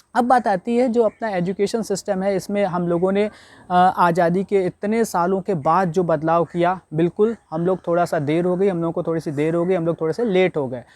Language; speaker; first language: Hindi; native; Hindi